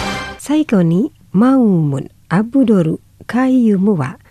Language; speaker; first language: Japanese; non-native, fluent; Indonesian